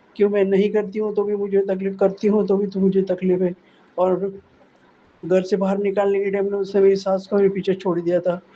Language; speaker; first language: Hindi; non-native, local second language; Marathi